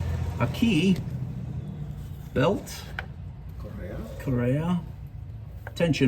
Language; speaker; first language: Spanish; non-native, learner; English